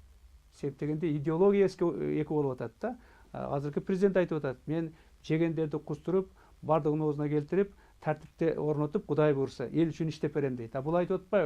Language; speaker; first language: Kyrgyz; native; Kyrgyz